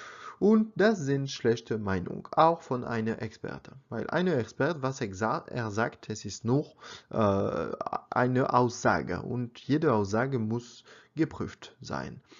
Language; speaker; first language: German; non-native, learner; French